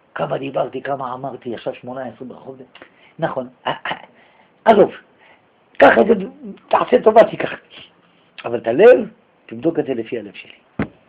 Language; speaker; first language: Hebrew; native; Hebrew